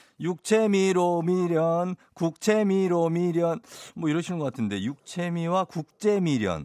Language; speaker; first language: Korean; native; Korean